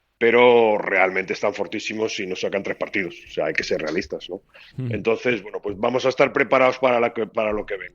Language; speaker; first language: Spanish; native; Spanish